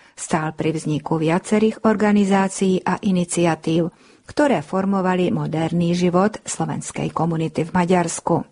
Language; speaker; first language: Slovak; early bilingual, heritage; Slovak